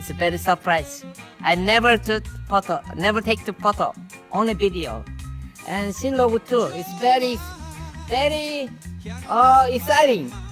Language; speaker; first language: English; non-native, learner; Korean